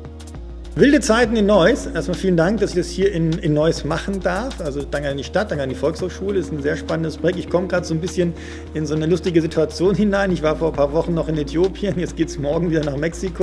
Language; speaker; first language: German; native; German